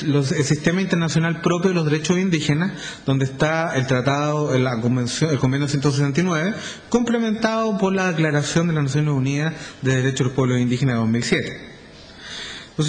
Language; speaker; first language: Spanish; native; Spanish